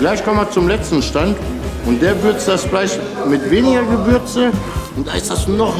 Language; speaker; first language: German; native; German